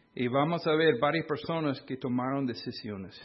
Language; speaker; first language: Spanish; non-native, fluent; English